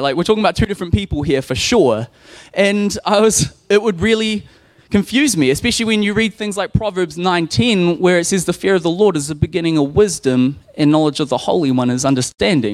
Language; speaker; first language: English; native; English